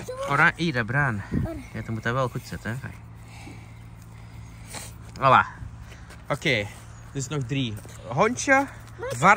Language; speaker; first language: Dutch; native; Dutch